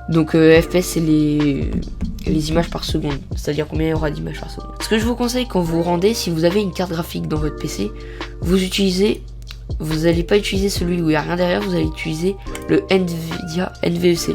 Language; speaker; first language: French; native; French